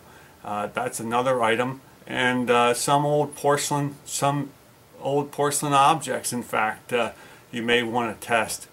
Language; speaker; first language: English; native; English